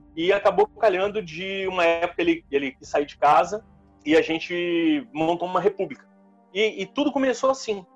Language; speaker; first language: Portuguese; native; Portuguese